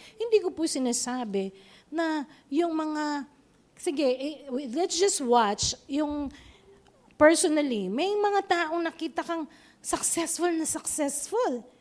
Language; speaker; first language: Filipino; non-native, local second language; Pampanga